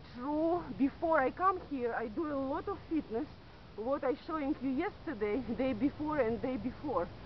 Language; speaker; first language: English; non-native, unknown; Russian